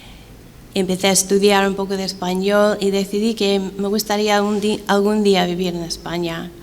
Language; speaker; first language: Spanish; non-native, fluent; English